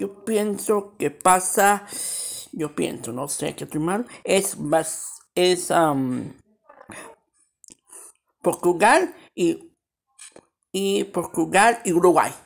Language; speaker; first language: Spanish; early bilingual, heritage; Spanish